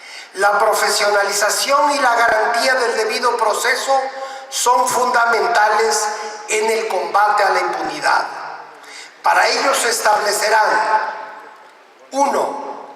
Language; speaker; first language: Spanish; native; Spanish